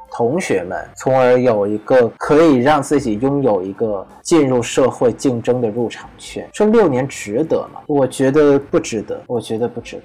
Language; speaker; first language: Chinese; non-native, fluent; Vietnamese